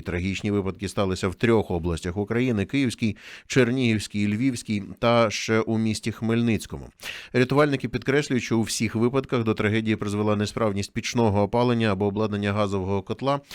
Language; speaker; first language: Ukrainian; native; Ukrainian